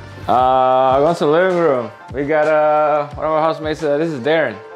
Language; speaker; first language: English; early bilingual, other home language; Indonesian